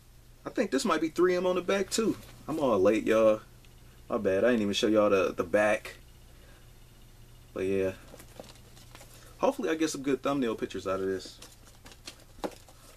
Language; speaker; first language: English; native; English